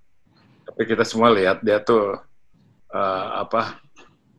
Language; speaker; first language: Indonesian; native; Indonesian